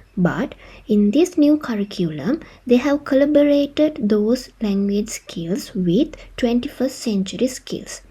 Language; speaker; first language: English; non-native, local second language; Sinhala